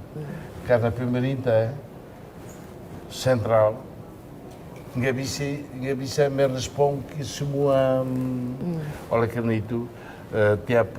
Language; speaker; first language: Indonesian; non-native, fluent; Tetum